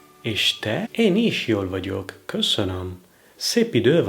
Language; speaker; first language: Hungarian; non-native, learner; Italian